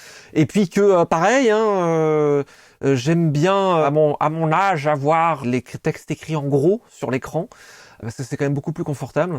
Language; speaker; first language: French; native; French